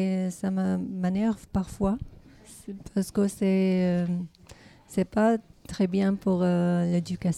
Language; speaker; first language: French; non-native, learner; Arabic